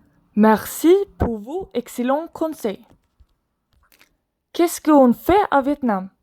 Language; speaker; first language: French; non-native, learner; Swedish